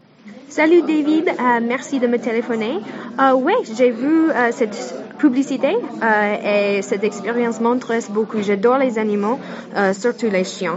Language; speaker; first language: French; non-native, learner; English